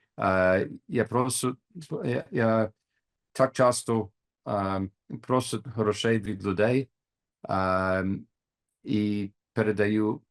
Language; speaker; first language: Ukrainian; non-native, learner; English